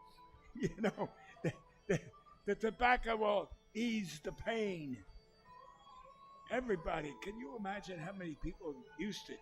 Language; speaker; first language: English; native; English